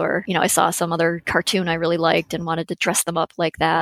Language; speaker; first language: English; native; English